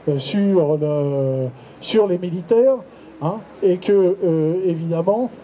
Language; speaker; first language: French; native; French